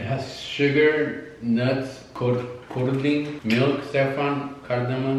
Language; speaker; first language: English; non-native, fluent; Spanish